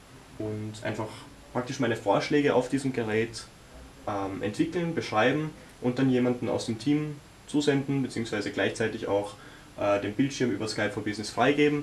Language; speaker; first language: German; native; German